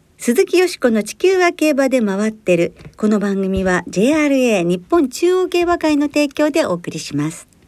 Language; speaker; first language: Japanese; native; Japanese